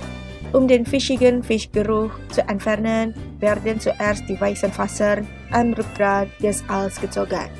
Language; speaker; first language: German; non-native, fluent; Indonesian